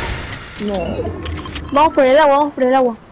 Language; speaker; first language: Spanish; early bilingual, heritage; Spanish